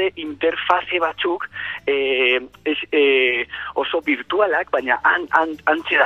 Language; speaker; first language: Basque; non-native, learner; Spanish